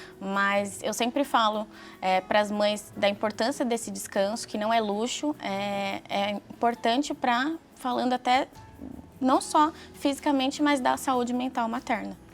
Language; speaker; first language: Portuguese; native; Portuguese